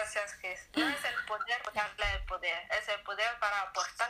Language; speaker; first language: Spanish; non-native, learner; French